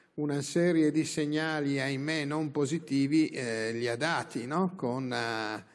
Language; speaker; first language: Italian; native; Italian